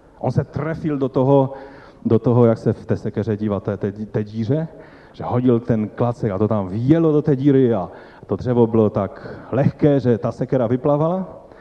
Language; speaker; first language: Czech; non-native, local second language; Polish